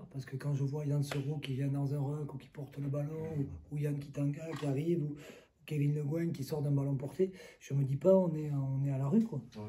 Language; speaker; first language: French; native; French